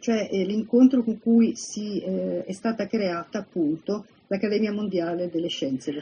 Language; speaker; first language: Italian; native; Italian